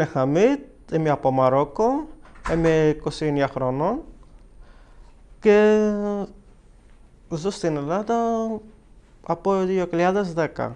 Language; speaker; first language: Greek; non-native, learner; Arabic